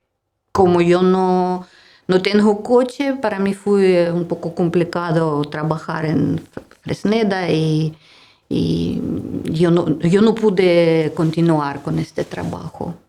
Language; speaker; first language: Spanish; non-native, learner; Russian